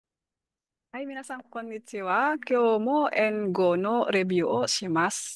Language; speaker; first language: Japanese; non-native, learner; Filipino